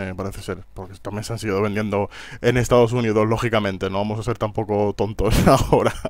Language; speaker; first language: Spanish; native; Spanish